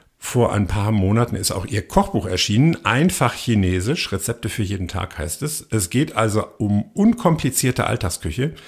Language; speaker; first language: German; native; German